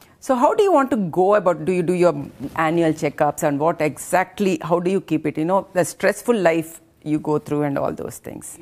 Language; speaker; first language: English; non-native, local second language; Telugu